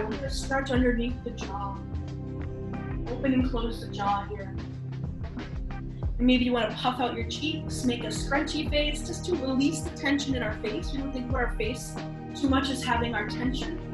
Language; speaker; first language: English; native; English